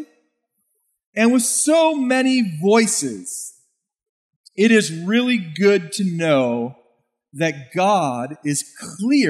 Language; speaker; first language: English; native; English